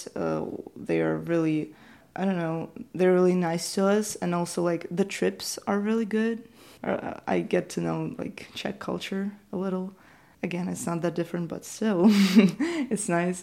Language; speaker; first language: English; non-native, fluent; Ukrainian